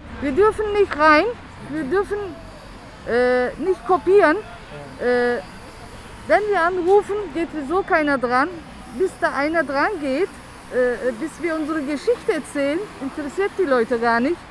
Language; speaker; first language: German; non-native, learner; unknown